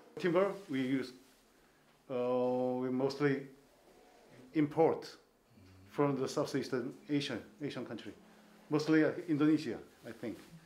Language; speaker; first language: English; non-native, fluent; Korean